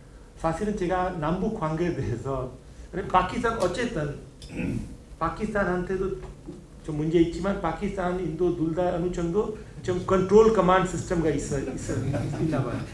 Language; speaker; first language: Korean; non-native, learner; Hindi